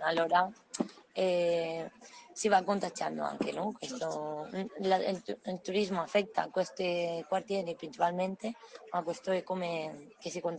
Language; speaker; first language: Italian; non-native, learner; Spanish